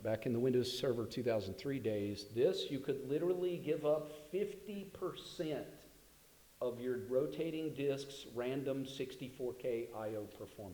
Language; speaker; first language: English; native; English